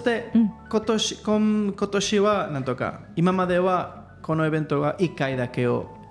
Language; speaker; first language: Japanese; non-native, learner; Spanish